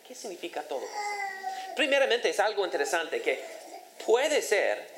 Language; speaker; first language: Spanish; non-native, fluent; English